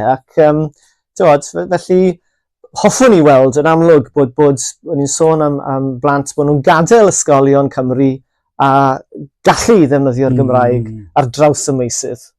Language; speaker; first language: Welsh; native; Welsh